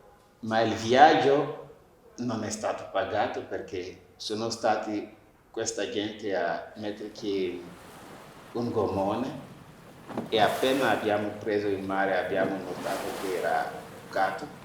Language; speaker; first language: Italian; non-native, fluent; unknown